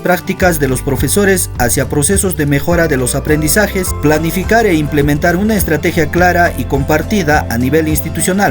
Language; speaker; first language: Spanish; native; Spanish